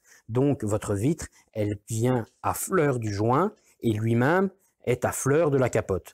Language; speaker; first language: French; native; French